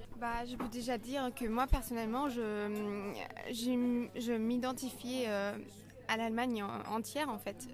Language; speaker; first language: French; non-native, fluent; German